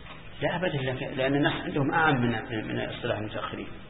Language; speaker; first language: Arabic; native; Arabic